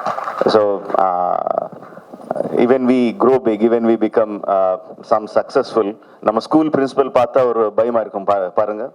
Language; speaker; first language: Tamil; non-native, local second language; Telugu